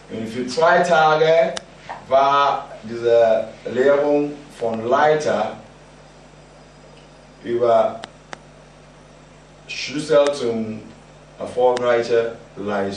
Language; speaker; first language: German; non-native, fluent; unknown